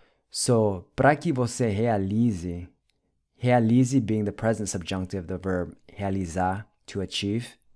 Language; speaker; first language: English; native; English